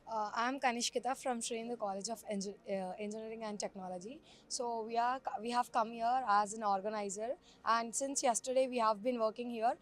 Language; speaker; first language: English; non-native, local second language; Telugu